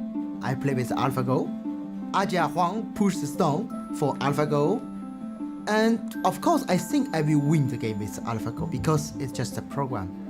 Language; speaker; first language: English; non-native, learner; Chinese